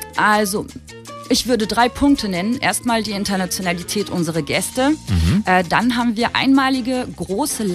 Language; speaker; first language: German; non-native, local second language; French